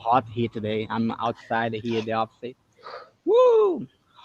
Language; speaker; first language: English; non-native, fluent; Portuguese